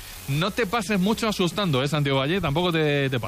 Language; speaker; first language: Spanish; native; Spanish